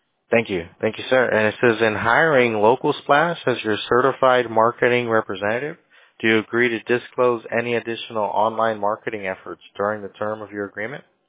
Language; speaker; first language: English; early bilingual, other home language; Spanish